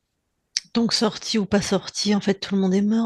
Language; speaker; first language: French; native; French